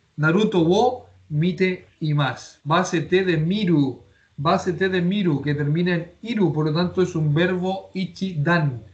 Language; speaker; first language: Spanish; native; Spanish